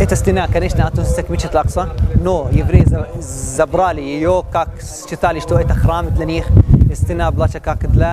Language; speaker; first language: Russian; non-native, learner; Arabic